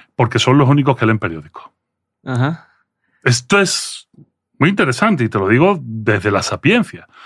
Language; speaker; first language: Spanish; early bilingual, other home language; French